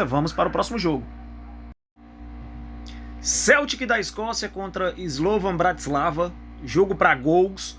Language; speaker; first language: Portuguese; native; Portuguese